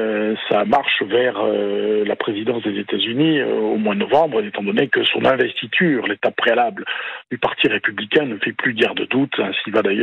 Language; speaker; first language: French; native; French